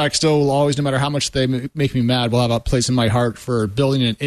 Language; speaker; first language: English; native; English